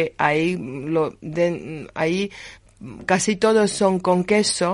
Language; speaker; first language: Spanish; non-native, learner; Georgian